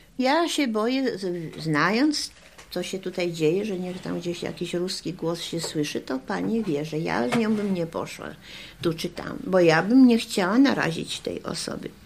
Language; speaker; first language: Polish; native; Polish